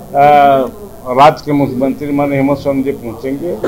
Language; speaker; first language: Hindi; native; Hindi